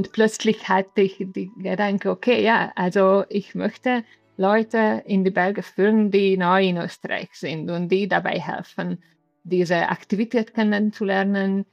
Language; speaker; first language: German; non-native, fluent; Hungarian